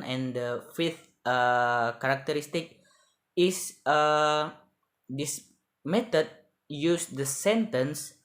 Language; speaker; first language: English; non-native, learner; Indonesian